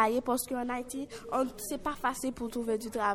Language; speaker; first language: French; non-native, local second language; Haitian Creole